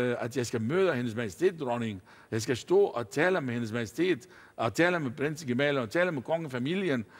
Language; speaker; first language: Danish; non-native, fluent; Arabic